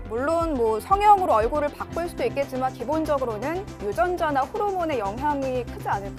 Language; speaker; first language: Korean; native; Korean